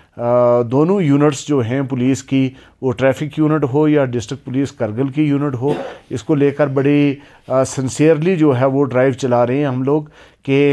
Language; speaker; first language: Hindi; non-native, local second language; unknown